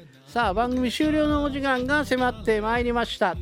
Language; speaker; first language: Japanese; native; Japanese